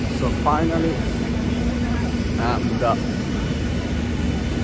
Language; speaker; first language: English; non-native, learner; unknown